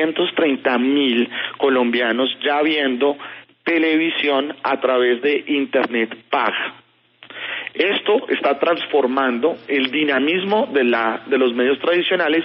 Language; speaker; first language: Spanish; native; Spanish